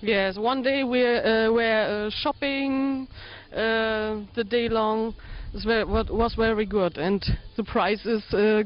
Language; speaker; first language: English; non-native, learner; German